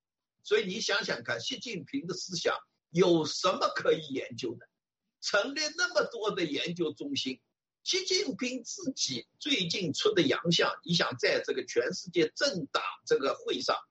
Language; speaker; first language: Chinese; native; Chinese